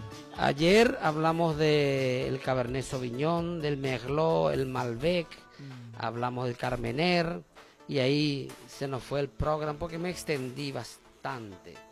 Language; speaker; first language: Spanish; native; Spanish